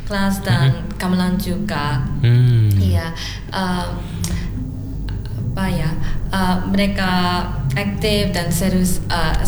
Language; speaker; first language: Indonesian; non-native, learner; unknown